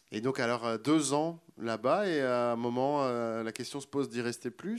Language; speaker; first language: French; native; French